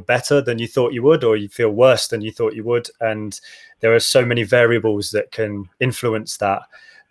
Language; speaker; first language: English; native; English